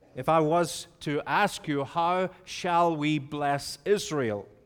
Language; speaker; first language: English; native; English